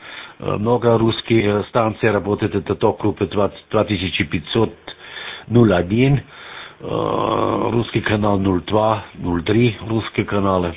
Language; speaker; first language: Russian; non-native, learner; German